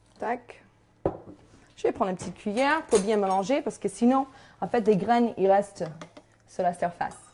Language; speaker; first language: French; non-native, fluent; English